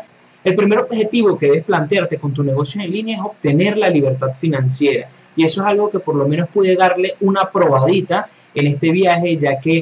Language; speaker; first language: Spanish; native; Spanish